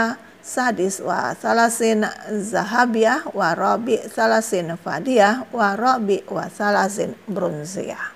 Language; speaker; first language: Arabic; non-native, fluent; Indonesian